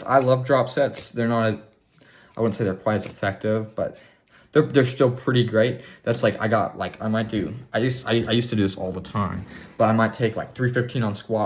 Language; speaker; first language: English; native; English